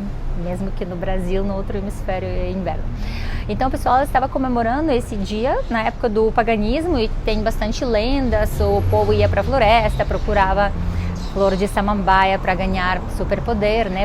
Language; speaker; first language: Portuguese; non-native, fluent; Russian